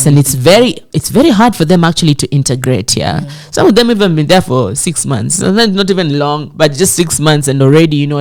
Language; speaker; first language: English; non-native, local second language; Swahili